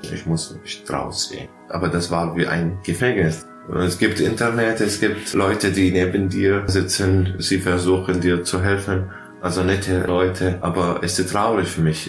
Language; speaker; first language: German; non-native, fluent; Arabic